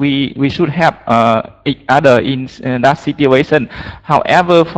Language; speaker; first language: English; non-native, learner; Vietnamese